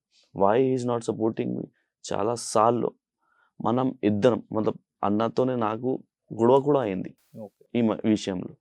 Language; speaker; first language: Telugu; non-native, local second language; Urdu